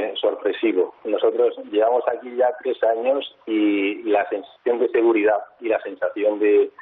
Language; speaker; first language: Spanish; native; Spanish